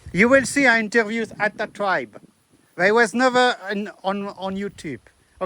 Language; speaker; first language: English; non-native, learner; French